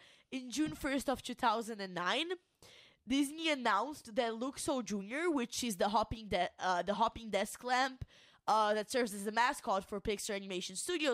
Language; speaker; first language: English; non-native, fluent; Portuguese